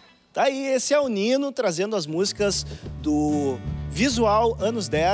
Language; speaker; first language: Portuguese; native; Portuguese